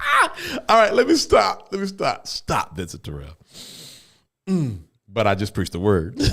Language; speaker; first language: English; native; English